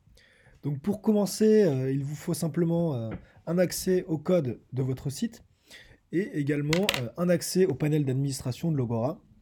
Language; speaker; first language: French; native; French